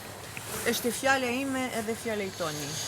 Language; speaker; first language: Albanian; non-native, learner; English